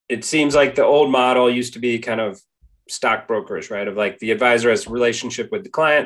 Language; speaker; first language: English; native; English